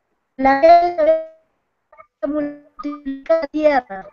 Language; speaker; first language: Spanish; non-native, local second language; Aymara